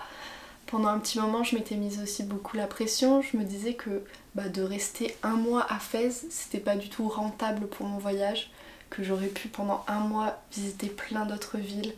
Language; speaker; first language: French; native; French